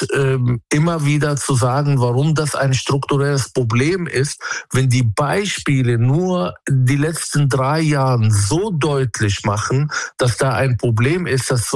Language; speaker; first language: German; non-native, fluent; Arabic